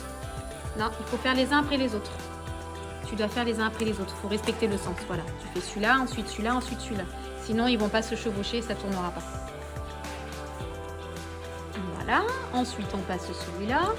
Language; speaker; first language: French; native; French